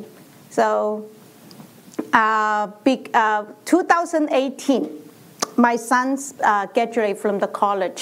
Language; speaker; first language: English; non-native, learner; Chinese